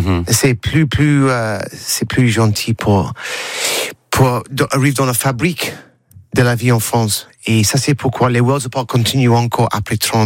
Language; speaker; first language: French; non-native, learner; English